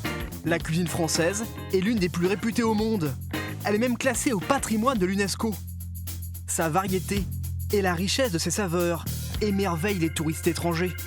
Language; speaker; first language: French; native; French